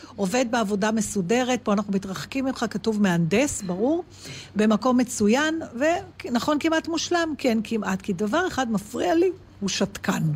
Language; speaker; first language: Hebrew; native; Hebrew